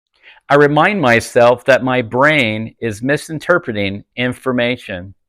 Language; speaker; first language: English; native; English